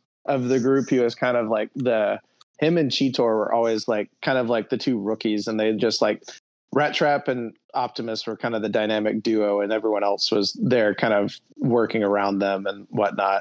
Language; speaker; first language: English; native; English